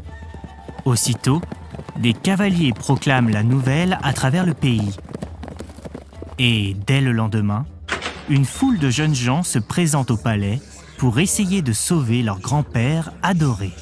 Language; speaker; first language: French; native; French